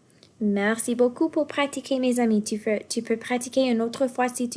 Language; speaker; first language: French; non-native, fluent; English